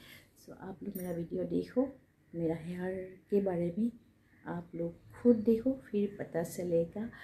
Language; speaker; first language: Hindi; non-native, local second language; Assamese